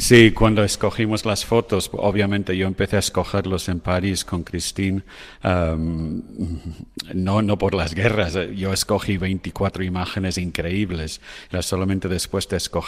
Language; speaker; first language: Spanish; non-native, fluent; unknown